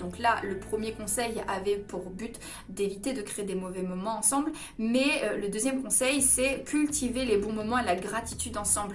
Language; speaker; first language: French; native; French